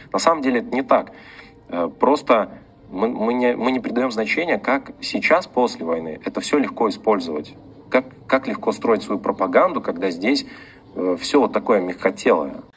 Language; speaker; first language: Russian; native; Russian